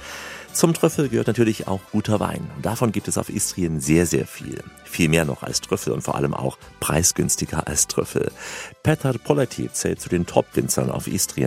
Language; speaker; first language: German; native; German